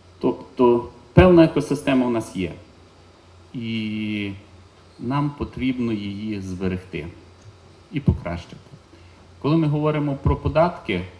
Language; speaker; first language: Ukrainian; native; Ukrainian